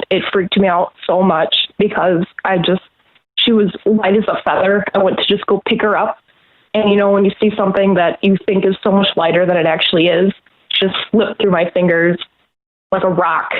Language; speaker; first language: English; native; English